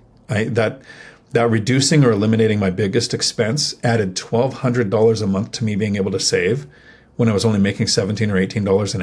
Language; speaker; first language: English; native; English